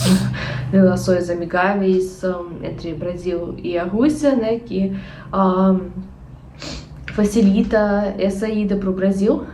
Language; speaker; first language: Portuguese; non-native, fluent; Russian